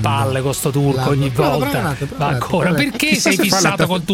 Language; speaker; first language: Italian; native; Italian